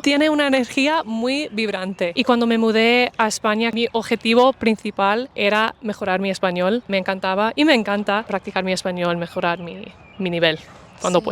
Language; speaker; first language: Spanish; non-native, fluent; English